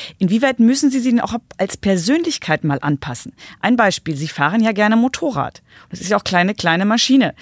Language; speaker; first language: German; native; German